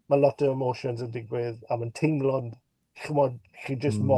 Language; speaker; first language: Welsh; native; Welsh